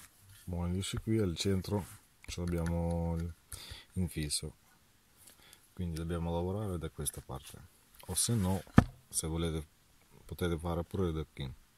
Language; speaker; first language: Italian; non-native, fluent; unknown